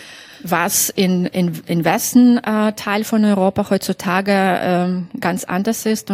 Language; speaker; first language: German; non-native, fluent; Belarusian